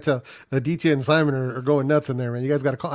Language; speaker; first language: English; early bilingual, other home language; Spanish